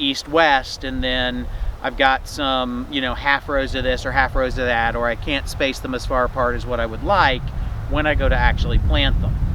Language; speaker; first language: English; native; English